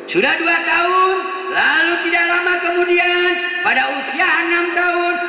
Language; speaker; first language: Indonesian; non-native, local second language; Sundanese